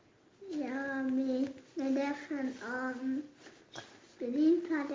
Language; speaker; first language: German; non-native, local second language; Luxembourgish